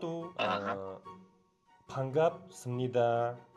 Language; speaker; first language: Korean; non-native, learner; Mongolian